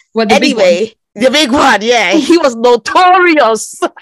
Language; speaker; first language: English; non-native, local second language; Akan